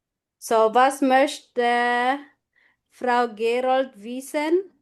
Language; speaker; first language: German; non-native, fluent; Filipino